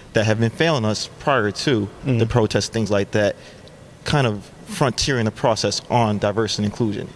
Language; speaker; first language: English; native; English